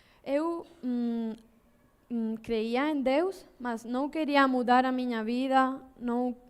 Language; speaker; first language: Portuguese; non-native, learner; Spanish